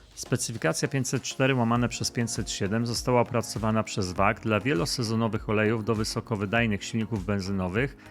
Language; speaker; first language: Polish; native; Polish